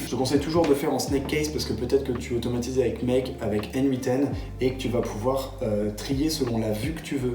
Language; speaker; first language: French; native; French